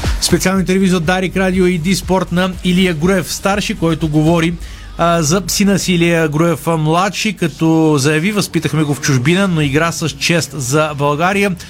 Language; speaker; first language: Bulgarian; native; Bulgarian